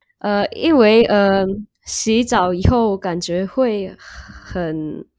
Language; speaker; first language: Chinese; non-native, learner; Indonesian